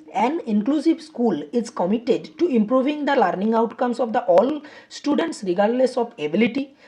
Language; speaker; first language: English; non-native, local second language; Bangla